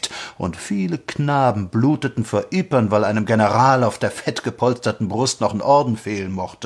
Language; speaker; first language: German; native; German